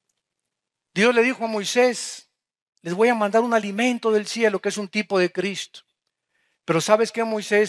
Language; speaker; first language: Spanish; native; Spanish